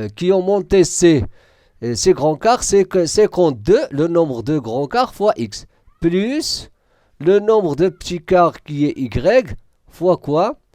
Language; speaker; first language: French; non-native, local second language; Arabic